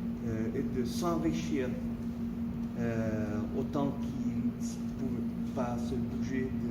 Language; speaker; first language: French; non-native, fluent; Italian